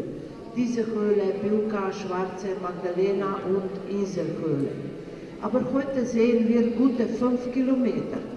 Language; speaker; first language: German; non-native, fluent; Slovenian